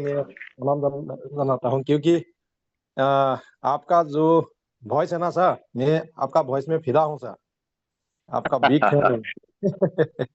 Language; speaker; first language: Hindi; non-native, local second language; Assamese